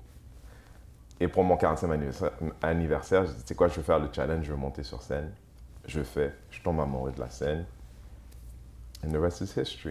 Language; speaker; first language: French; early bilingual, other home language; Haitian Creole